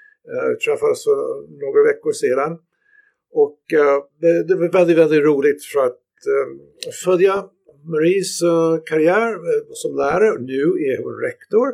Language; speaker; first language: Swedish; non-native, fluent; English